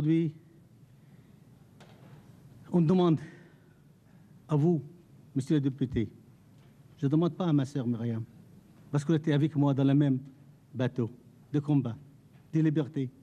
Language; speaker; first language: French; non-native, fluent; Arabic